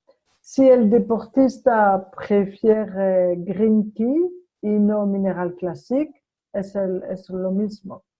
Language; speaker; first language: Spanish; non-native, fluent; French